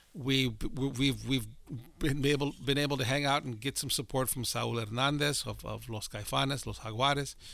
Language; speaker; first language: English; native; English